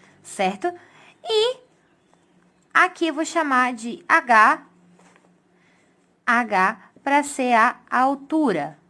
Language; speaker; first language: Portuguese; native; Portuguese